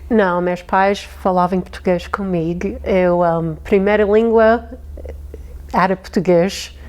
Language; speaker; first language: Portuguese; early bilingual, heritage; Portuguese